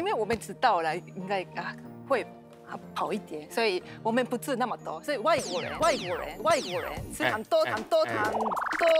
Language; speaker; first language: Chinese; non-native, learner; Korean